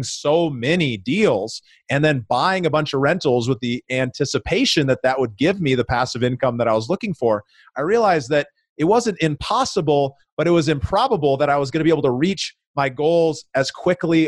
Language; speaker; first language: English; native; English